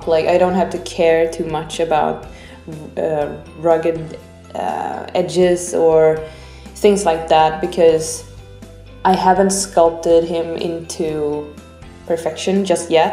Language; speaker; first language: English; non-native, fluent; Swedish